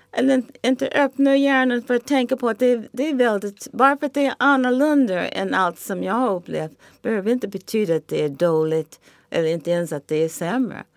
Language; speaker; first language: Swedish; non-native, fluent; English